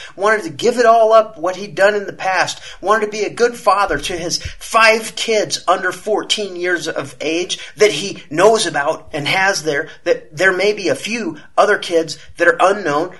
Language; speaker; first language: English; native; English